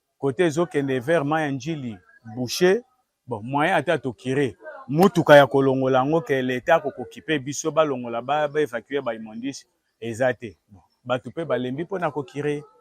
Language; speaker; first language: Lingala; native; Lingala